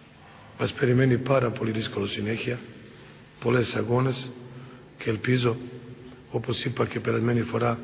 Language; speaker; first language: Greek; non-native, learner; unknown